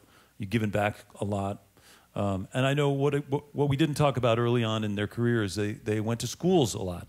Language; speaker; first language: English; native; English